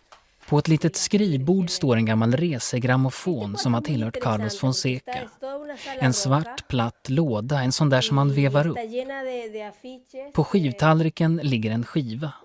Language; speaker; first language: Swedish; native; Swedish